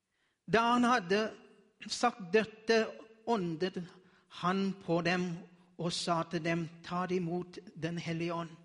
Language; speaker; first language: Norwegian; non-native, learner; Afrikaans